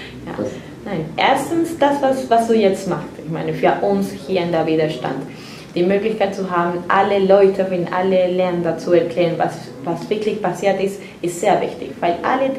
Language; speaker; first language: German; non-native, fluent; Spanish